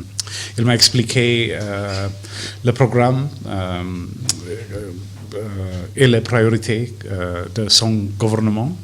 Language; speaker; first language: French; non-native, fluent; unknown